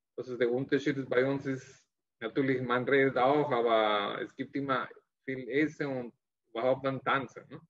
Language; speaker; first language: German; non-native, fluent; Spanish